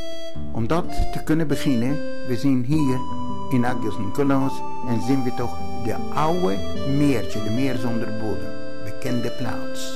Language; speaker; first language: Dutch; non-native, fluent; Greek